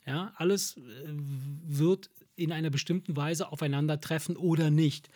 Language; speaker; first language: German; early bilingual, other home language; Italian